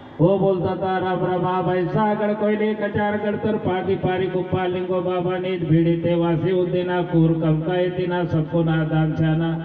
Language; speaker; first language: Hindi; non-native, local second language; Gondi